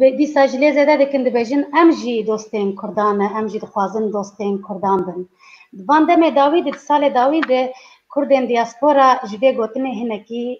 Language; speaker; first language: Kurdish; native; Kurdish